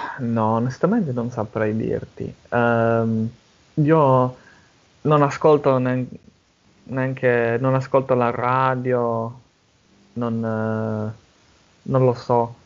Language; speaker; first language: Italian; non-native, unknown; English